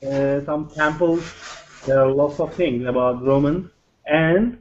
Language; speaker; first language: English; non-native, learner; Turkish